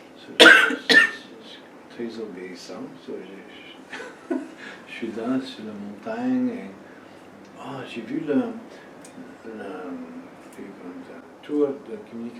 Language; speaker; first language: French; non-native, fluent; English